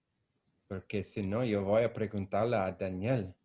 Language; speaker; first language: Spanish; non-native, fluent; English